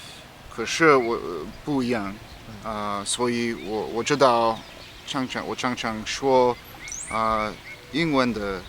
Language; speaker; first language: Chinese; non-native, learner; English